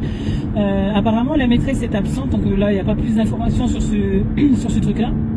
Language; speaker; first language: French; native; French